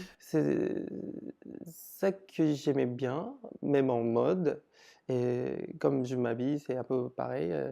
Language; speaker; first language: French; non-native, fluent; Korean